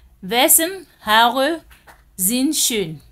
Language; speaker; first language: German; non-native, fluent; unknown